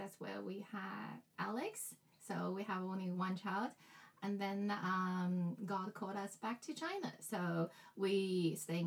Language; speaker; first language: English; non-native, fluent; Chinese